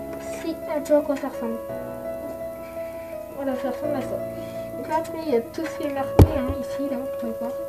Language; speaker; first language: French; native; French